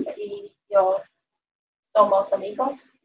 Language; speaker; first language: Spanish; non-native, learner; English